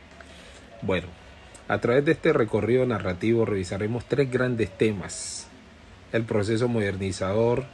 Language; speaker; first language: Spanish; native; Spanish